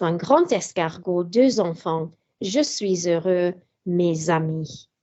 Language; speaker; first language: French; non-native, fluent; English